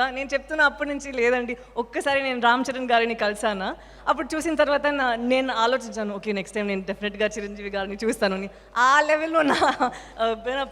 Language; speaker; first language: Telugu; non-native, fluent; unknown